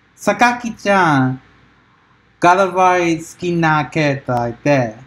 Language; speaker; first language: Japanese; non-native, learner; English